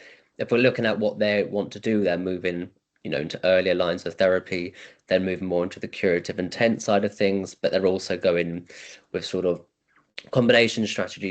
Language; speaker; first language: English; native; English